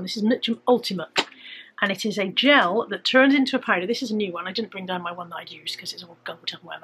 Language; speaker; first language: English; native; English